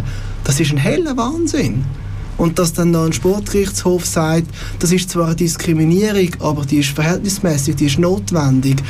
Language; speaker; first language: German; native; German